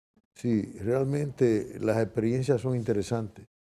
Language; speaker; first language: Spanish; native; Spanish